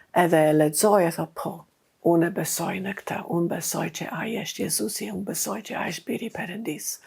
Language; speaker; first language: Albanian; non-native, fluent; English